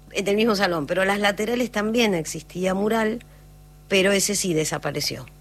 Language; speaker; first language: Spanish; native; Spanish